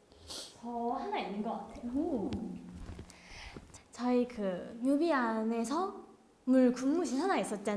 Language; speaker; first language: Korean; non-native, learner; Chinese